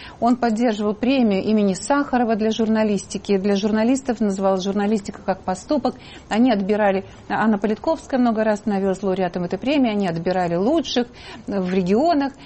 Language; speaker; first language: Russian; native; Russian